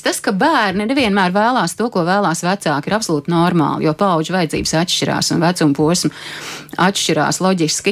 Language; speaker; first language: Latvian; native; Latvian